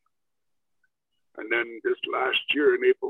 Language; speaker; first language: English; non-native, fluent; Cree